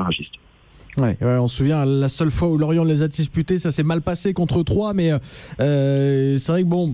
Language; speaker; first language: French; native; French